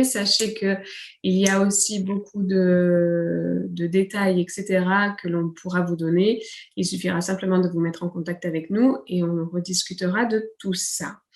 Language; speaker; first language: French; native; French